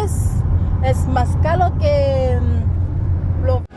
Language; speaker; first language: Spanish; non-native, learner; Haitian Creole